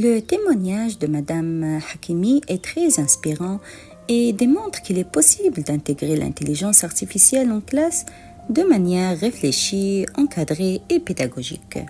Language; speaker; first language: French; native; French